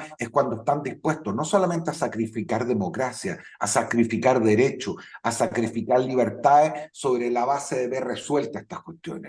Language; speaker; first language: Spanish; native; Spanish